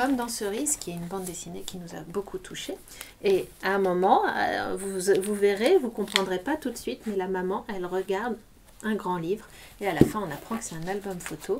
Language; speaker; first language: French; native; French